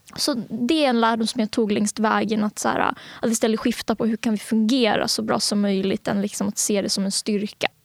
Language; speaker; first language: Swedish; early bilingual, other home language; Bangla